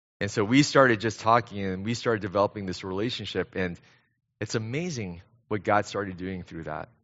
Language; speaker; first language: English; early bilingual, other home language; Korean